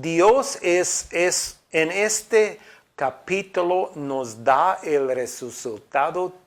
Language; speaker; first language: Spanish; non-native, fluent; English